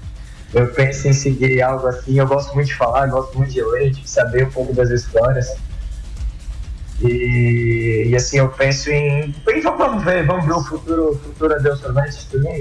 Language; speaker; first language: Portuguese; native; Portuguese